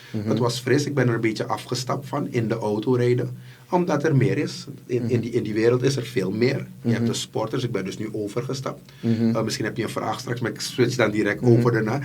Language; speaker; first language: Dutch; native; Dutch